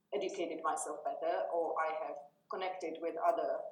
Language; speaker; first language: English; non-native, fluent; Czech